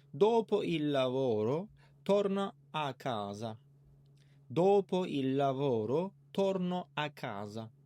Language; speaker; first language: Italian; non-native, learner; Turkish